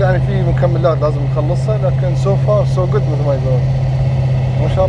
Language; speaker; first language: Arabic; native; Arabic